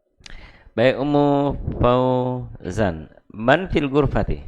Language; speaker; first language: Arabic; non-native, fluent; Indonesian